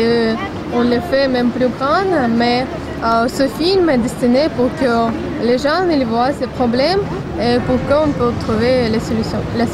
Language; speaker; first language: French; non-native, fluent; Russian